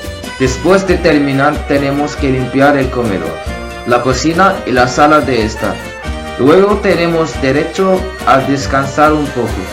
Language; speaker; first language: Spanish; non-native, fluent; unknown